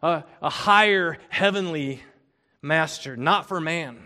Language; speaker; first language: English; native; English